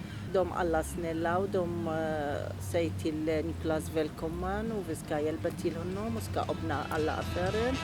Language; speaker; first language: Swedish; non-native, learner; Arabic